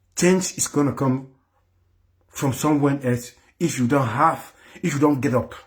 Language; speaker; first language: English; non-native, local second language; French